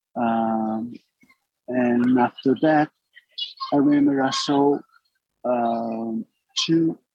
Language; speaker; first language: English; non-native, learner; Spanish